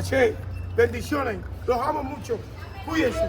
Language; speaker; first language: Spanish; native; Spanish